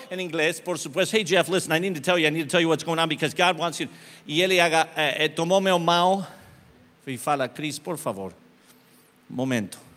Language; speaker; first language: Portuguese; non-native, learner; Spanish